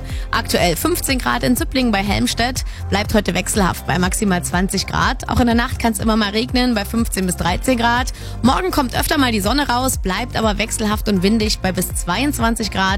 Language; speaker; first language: German; native; German